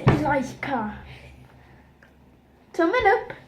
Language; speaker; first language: Swedish; early bilingual, other home language; Turkish